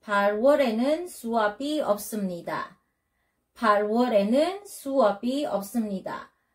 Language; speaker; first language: Korean; non-native, fluent; Filipino